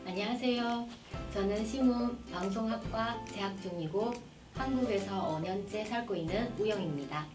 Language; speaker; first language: Korean; non-native, fluent; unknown